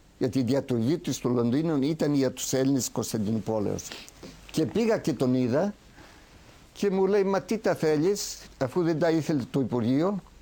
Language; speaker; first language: Greek; early bilingual, heritage; Greek